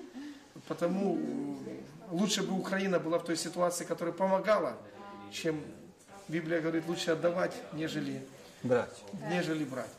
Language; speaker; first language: Russian; non-native, local second language; Ukrainian